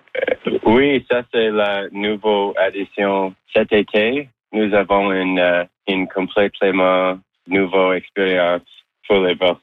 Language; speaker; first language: French; non-native, learner; English